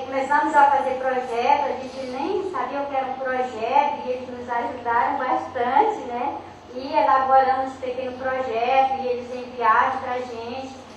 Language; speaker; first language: Portuguese; non-native, local second language; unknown